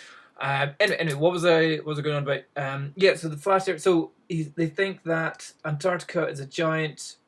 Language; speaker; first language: English; native; English